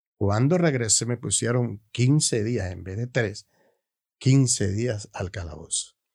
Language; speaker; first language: Spanish; native; Spanish